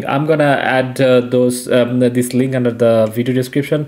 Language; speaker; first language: English; non-native, local second language; Bangla